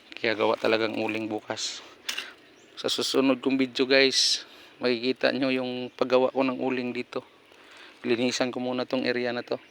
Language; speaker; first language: Filipino; non-native, local second language; Cebuano